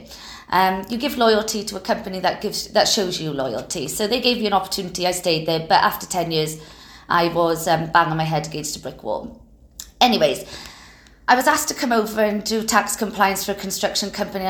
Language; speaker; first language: English; native; English